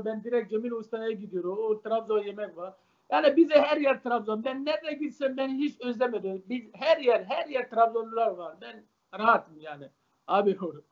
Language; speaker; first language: Turkish; non-native, learner; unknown